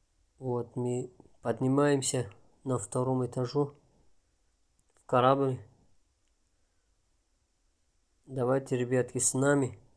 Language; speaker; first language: Russian; non-native, local second language; Tajik